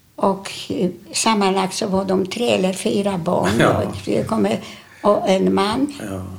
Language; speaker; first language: Swedish; non-native, fluent; Polish